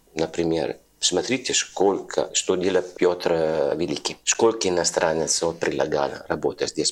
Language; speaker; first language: Russian; non-native, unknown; Italian